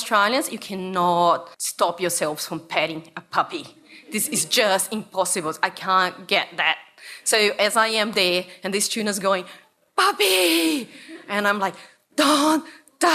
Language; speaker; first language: English; non-native, fluent; Portuguese